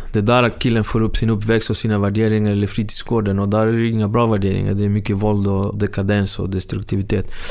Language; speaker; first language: Swedish; early bilingual, other home language; Spanish